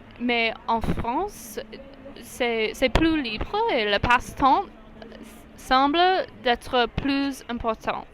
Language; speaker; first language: French; non-native, learner; English